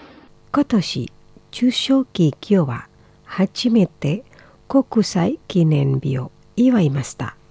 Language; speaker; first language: Japanese; non-native, fluent; Indonesian